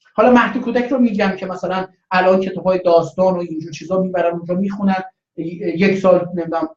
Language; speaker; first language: Persian; non-native, local second language; Azerbaijani